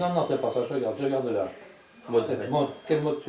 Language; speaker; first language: French; native; French